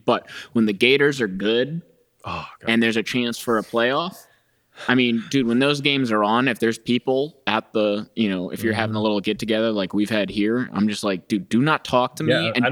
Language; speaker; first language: English; native; English